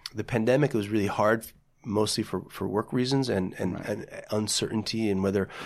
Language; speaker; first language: English; native; English